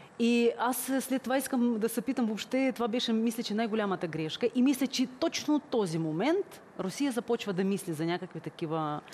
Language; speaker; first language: Bulgarian; early bilingual, heritage; Bulgarian